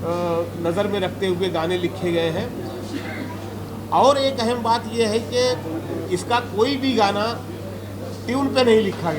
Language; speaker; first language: Hindi; native; Hindi